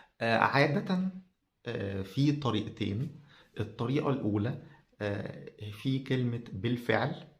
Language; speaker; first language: Arabic; native; Arabic